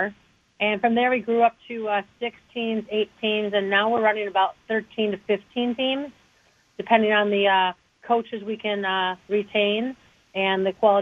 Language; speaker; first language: English; native; English